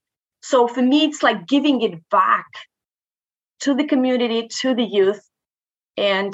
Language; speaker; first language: English; non-native, fluent; Romanian